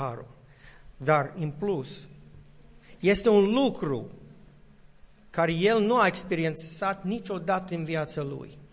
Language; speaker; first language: Romanian; non-native, learner; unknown